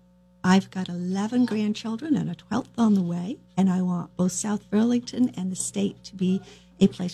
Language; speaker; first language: English; native; English